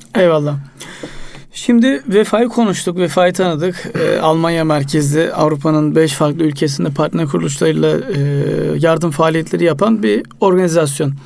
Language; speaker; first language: Turkish; native; Turkish